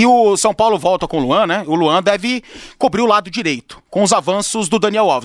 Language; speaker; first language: Portuguese; native; Portuguese